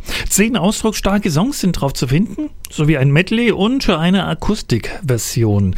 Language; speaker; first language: German; native; German